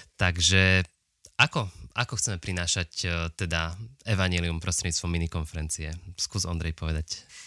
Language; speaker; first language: Slovak; native; Slovak